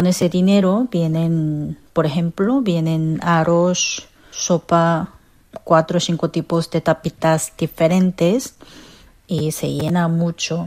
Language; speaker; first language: Spanish; non-native, fluent; Korean